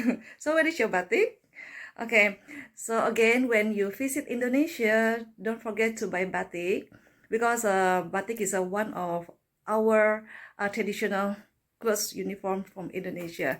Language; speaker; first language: English; non-native, learner; Indonesian